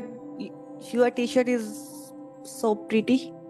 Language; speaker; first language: English; non-native, learner; Hindi